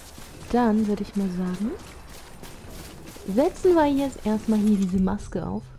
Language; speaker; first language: German; native; German